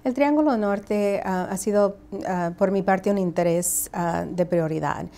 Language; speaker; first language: Spanish; early bilingual, heritage; Spanish